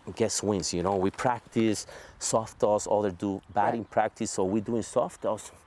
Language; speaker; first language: English; non-native, fluent; Spanish